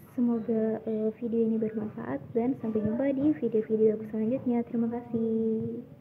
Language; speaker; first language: Indonesian; native; Indonesian